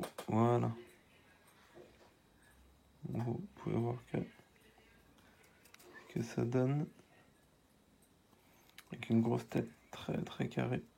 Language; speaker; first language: French; native; French